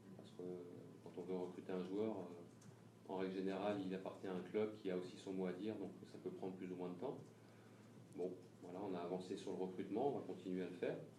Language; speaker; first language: French; native; French